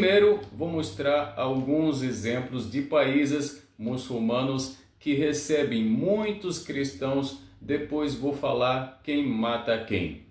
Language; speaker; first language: Portuguese; non-native, learner; Arabic